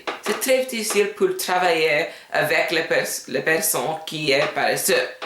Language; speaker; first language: French; non-native, learner; English